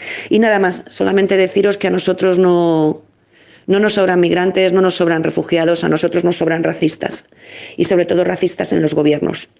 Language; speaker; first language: Spanish; native; Spanish